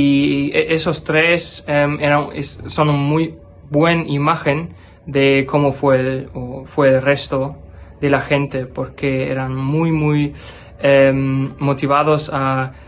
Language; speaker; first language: Spanish; non-native, fluent; German